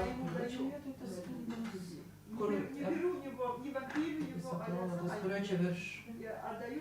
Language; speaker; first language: Russian; non-native, local second language; Lithuanian